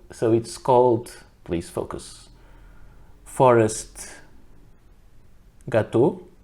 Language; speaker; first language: English; non-native, fluent; Portuguese